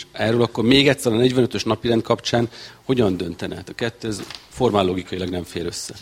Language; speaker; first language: Hungarian; native; Hungarian